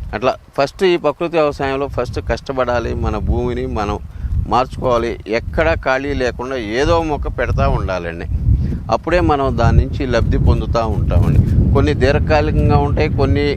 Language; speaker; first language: Telugu; native; Telugu